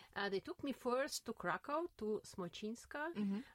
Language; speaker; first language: English; non-native, fluent; Russian